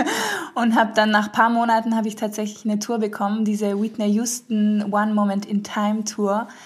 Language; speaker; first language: German; early bilingual, heritage; French